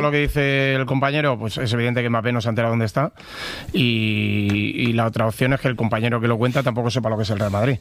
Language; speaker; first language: Spanish; native; Spanish